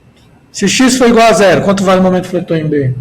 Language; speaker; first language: Portuguese; native; Portuguese